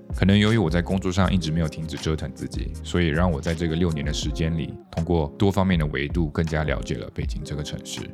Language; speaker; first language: Chinese; early bilingual, heritage; Chinese